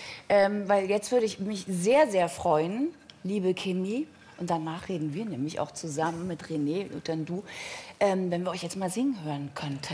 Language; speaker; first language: German; native; German